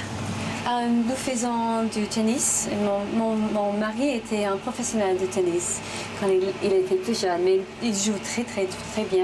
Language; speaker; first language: French; non-native, learner; English